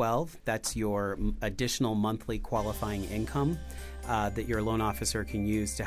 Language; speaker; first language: English; native; English